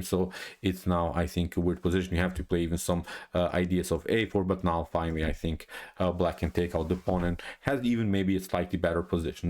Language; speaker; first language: English; non-native, fluent; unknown